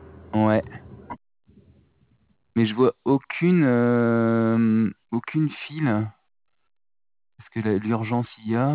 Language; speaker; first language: French; native; French